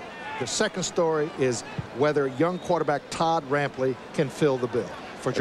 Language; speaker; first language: English; native; English